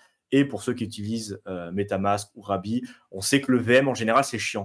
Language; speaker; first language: French; native; French